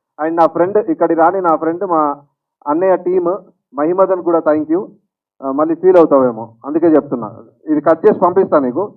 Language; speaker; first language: Telugu; native; Telugu